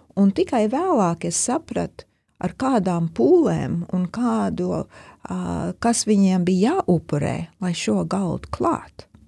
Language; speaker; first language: Latvian; early bilingual, heritage; Latvian